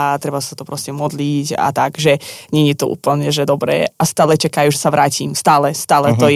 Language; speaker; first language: Slovak; non-native, fluent; Azerbaijani